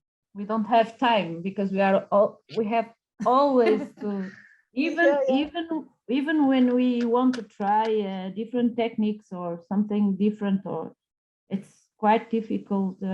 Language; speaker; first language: English; non-native, fluent; Portuguese